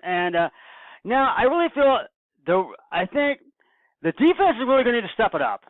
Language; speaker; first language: English; native; English